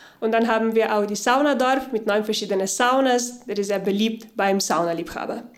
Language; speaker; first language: German; non-native, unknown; Slovenian